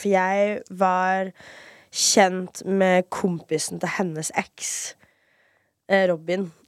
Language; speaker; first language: Norwegian; early bilingual, heritage; Norwegian